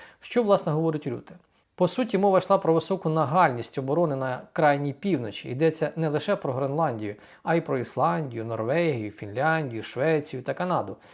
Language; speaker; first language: Ukrainian; native; Ukrainian